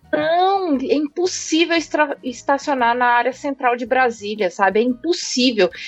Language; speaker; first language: Portuguese; native; Portuguese